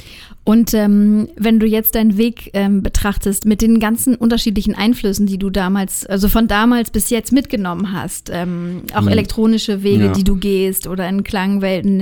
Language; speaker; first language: German; native; German